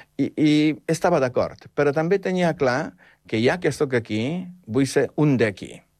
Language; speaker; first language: Catalan; non-native, fluent; Polish